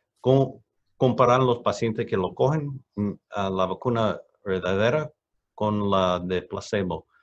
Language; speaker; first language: Spanish; non-native, fluent; English